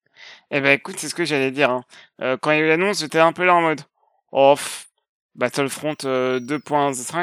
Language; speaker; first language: French; native; French